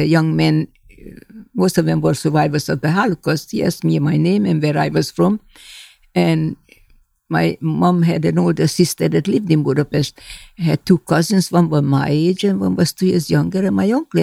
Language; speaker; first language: English; non-native, fluent; Hungarian